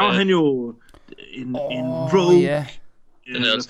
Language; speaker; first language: Danish; native; Danish